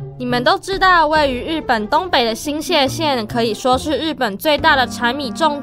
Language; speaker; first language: Chinese; native; Chinese